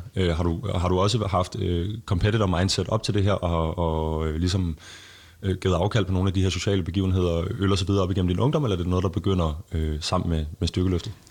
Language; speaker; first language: Danish; native; Danish